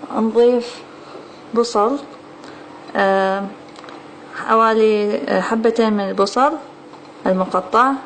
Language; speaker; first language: Arabic; native; Arabic